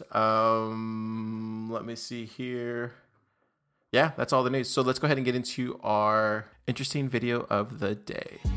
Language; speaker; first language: English; native; English